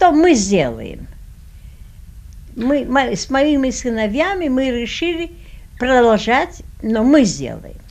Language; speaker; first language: Russian; early bilingual, heritage; Russian